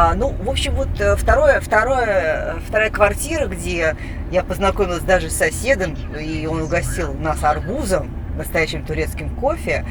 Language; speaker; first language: Russian; native; Russian